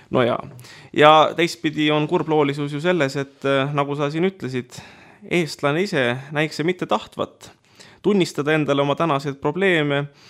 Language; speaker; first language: Estonian; native; Estonian